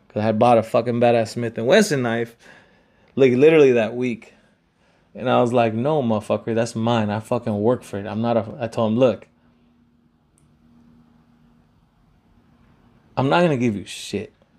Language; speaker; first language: English; early bilingual, other home language; Spanish